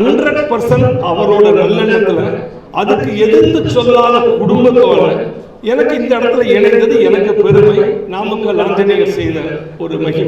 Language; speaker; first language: Tamil; native; Tamil